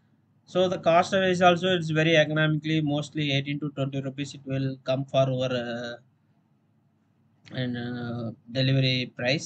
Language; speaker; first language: English; non-native, local second language; Tamil